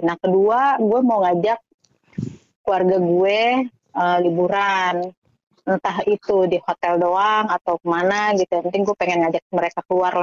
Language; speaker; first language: Indonesian; native; Indonesian